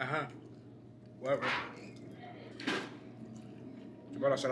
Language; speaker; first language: French; native; French